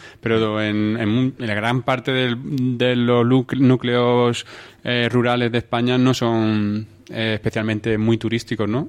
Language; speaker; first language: Spanish; native; Spanish